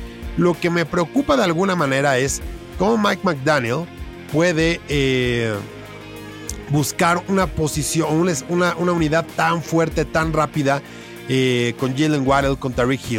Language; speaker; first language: Spanish; native; Spanish